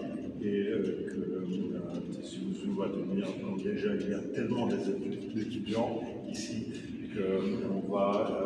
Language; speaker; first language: French; non-native, fluent; Czech